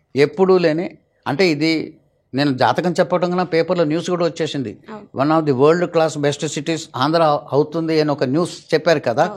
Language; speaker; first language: Telugu; non-native, fluent; Malayalam